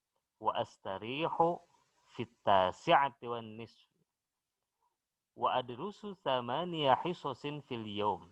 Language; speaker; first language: Arabic; non-native, fluent; Indonesian